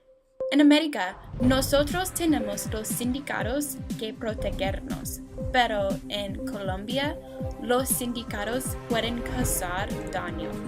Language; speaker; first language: Spanish; non-native, learner; English